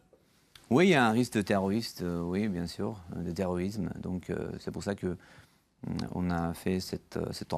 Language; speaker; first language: French; non-native, fluent; Georgian